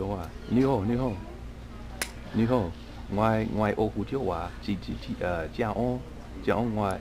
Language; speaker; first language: Chinese; non-native, fluent; English